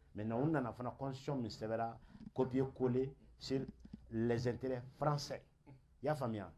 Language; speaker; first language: French; non-native, local second language; Bambara